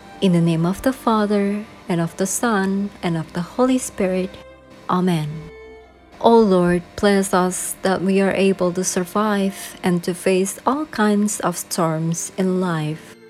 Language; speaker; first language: English; non-native, fluent; Indonesian